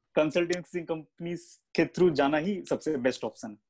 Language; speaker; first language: Hindi; native; Hindi